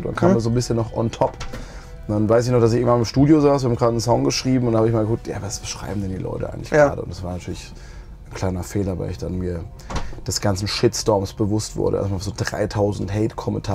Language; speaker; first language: German; native; German